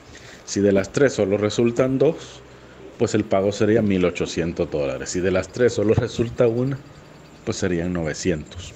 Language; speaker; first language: Spanish; native; Spanish